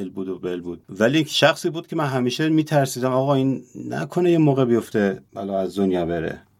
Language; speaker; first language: Persian; native; Persian